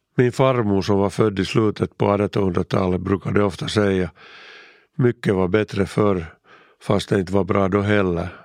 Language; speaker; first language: Swedish; native; Swedish